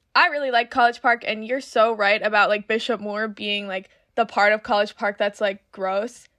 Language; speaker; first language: English; native; English